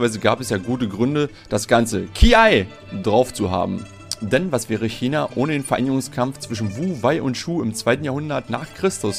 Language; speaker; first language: German; native; German